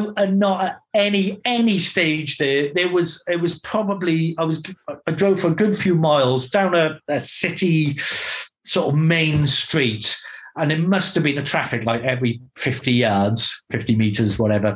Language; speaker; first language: English; native; English